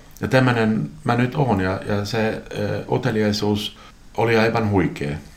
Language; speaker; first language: Finnish; non-native, local second language; Swedish